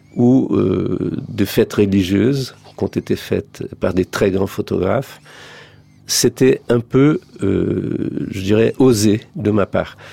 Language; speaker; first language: French; non-native, fluent; Portuguese